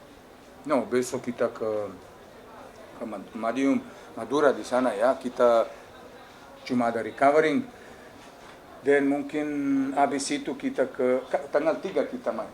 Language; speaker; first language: Indonesian; non-native, fluent; Serbian